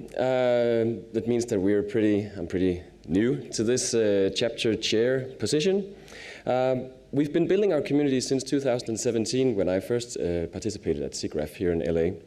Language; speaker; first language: English; non-native, fluent; Danish